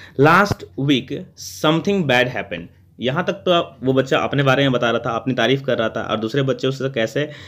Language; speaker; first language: Hindi; native; Hindi